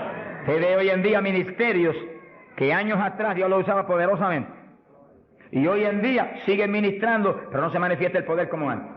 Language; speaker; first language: Spanish; native; Spanish